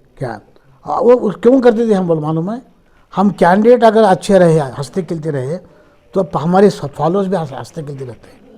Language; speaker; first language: Hindi; non-native, local second language; Marathi